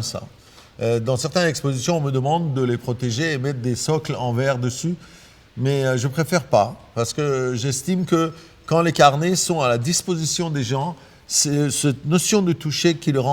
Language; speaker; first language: French; non-native, fluent; Persian